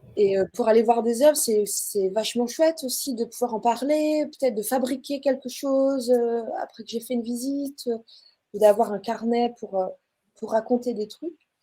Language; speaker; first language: French; native; French